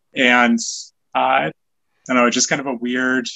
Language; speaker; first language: English; native; English